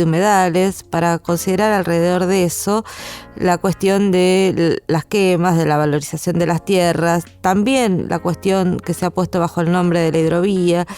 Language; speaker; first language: Spanish; native; Spanish